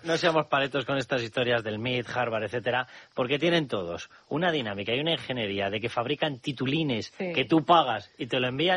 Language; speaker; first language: Spanish; native; Spanish